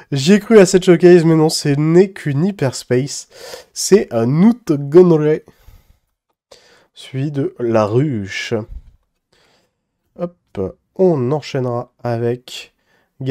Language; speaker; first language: French; native; French